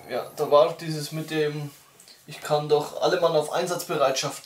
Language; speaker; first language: German; native; German